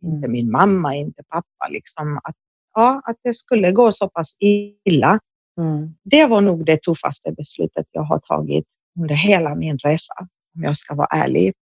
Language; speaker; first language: Swedish; early bilingual, other home language; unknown